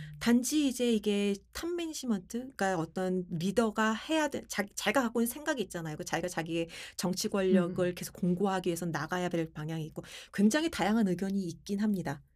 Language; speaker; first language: Korean; native; Korean